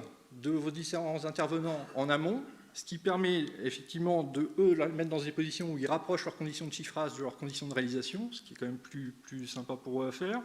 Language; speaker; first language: French; native; French